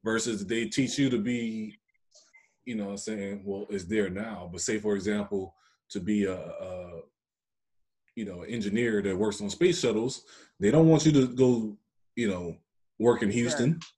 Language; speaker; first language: English; native; English